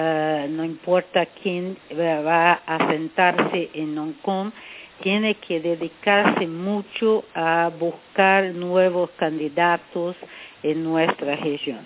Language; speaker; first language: Spanish; non-native, fluent; Portuguese